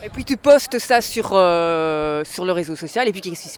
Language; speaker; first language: French; native; French